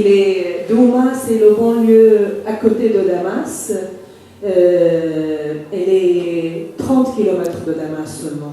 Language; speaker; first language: French; non-native, fluent; Arabic